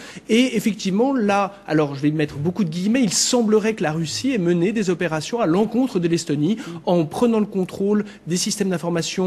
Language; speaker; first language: French; native; French